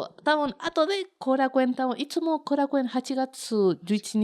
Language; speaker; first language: Japanese; non-native, learner; Spanish